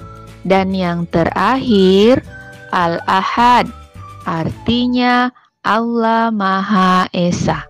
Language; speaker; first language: Indonesian; native; Indonesian